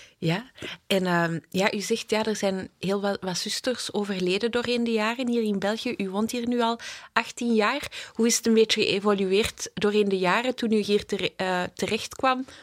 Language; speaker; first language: Dutch; native; Dutch